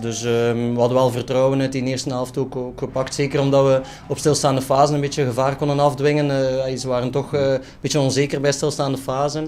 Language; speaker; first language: Dutch; native; Dutch